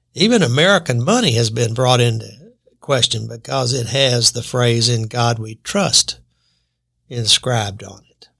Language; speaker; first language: English; native; English